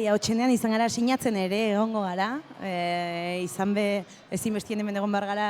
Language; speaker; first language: Basque; native; Basque